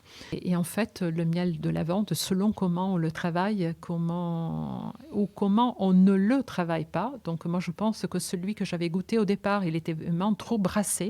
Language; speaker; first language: French; non-native, fluent; Italian